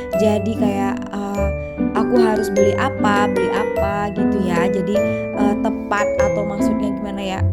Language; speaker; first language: Indonesian; native; Indonesian